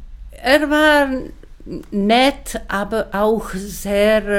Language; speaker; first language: German; non-native, learner; Czech